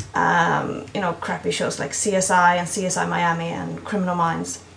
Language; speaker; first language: English; non-native, fluent; Swedish